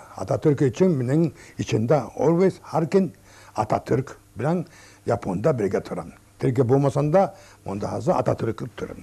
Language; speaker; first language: Turkish; non-native, learner; Tatar